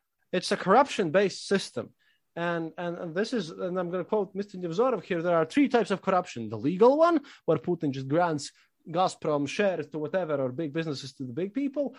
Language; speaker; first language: English; non-native, fluent; Latvian